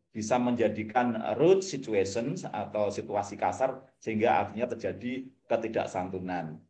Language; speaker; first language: Indonesian; non-native, local second language; Javanese